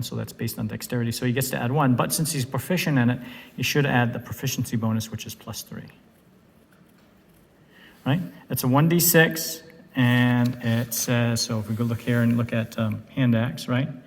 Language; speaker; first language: English; native; English